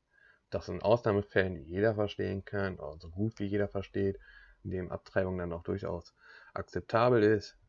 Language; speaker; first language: German; native; German